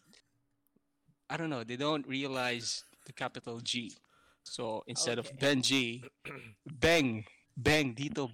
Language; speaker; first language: English; non-native, local second language; Filipino